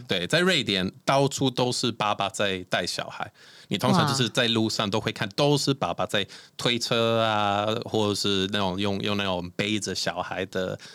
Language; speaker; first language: Chinese; non-native, fluent; Swedish